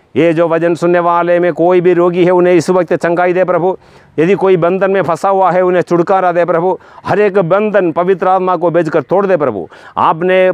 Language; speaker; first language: Hindi; non-native, local second language; Malayalam